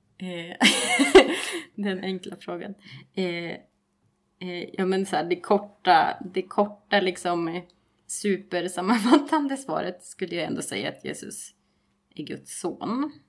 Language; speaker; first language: Swedish; native; Swedish